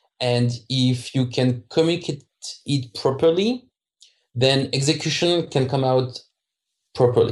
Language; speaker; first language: English; non-native, fluent; French